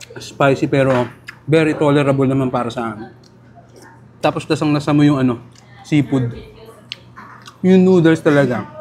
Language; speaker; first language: Filipino; native; Filipino